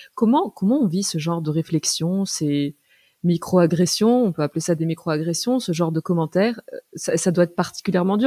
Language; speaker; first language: French; native; French